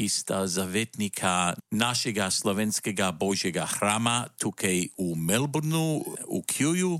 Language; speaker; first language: Slovenian; native; Slovenian